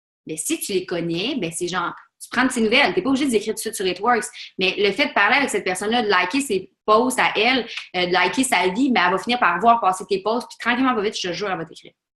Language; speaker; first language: French; native; French